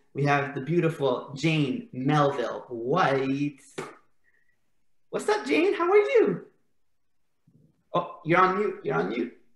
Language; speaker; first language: English; native; English